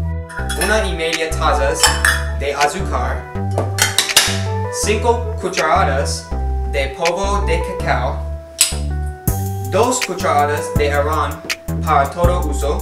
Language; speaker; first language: Spanish; non-native, learner; English